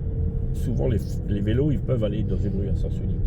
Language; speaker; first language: French; native; French